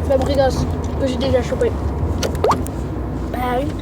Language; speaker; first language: French; native; French